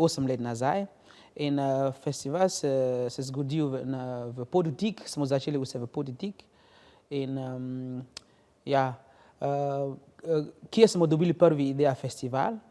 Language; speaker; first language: Slovenian; non-native, learner; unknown